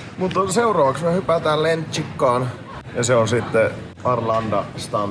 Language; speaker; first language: Finnish; native; Finnish